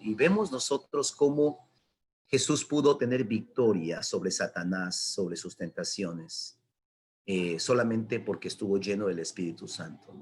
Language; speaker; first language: Spanish; native; Spanish